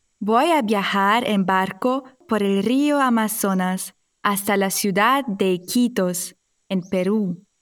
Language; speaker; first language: Spanish; non-native, fluent; German